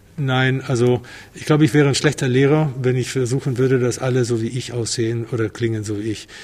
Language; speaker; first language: German; non-native, fluent; Spanish